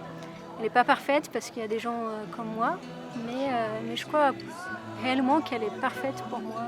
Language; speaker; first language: French; non-native, fluent; Portuguese